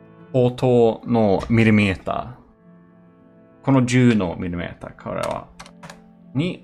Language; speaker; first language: Japanese; non-native, learner; Swedish